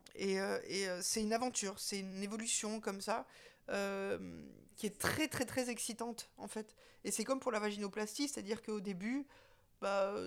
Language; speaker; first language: French; native; French